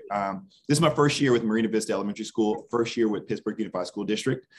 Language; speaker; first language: English; native; English